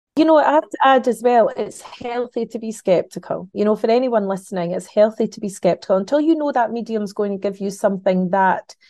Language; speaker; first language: English; native; English